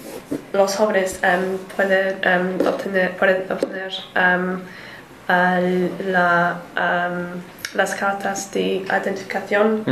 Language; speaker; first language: Spanish; non-native, learner; English